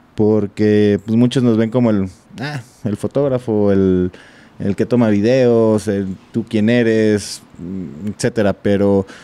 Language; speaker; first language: Spanish; native; Spanish